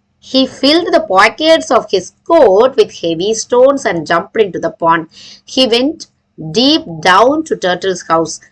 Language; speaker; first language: English; non-native, local second language; Tamil